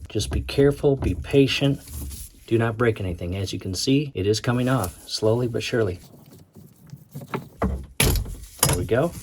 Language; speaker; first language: English; native; English